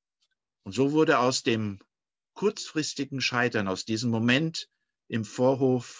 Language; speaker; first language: German; native; German